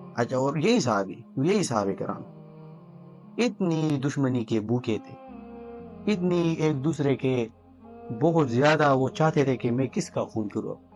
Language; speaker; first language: Urdu; non-native, local second language; Pashto